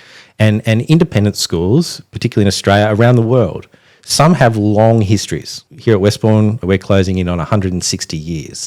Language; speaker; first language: English; native; English